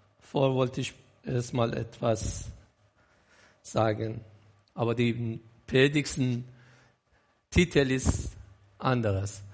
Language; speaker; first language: German; non-native, learner; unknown